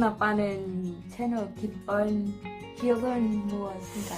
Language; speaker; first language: Korean; non-native, learner; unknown